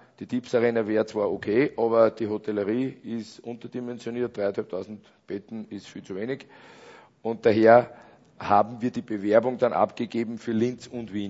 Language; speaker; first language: German; native; German